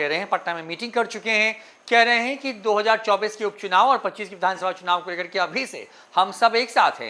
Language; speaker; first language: Hindi; native; Hindi